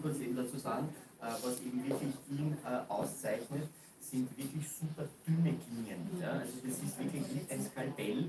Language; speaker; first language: German; native; German